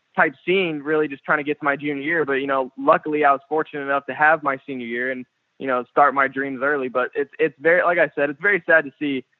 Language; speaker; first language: English; native; English